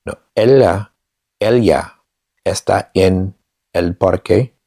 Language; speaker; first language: Spanish; non-native, learner; English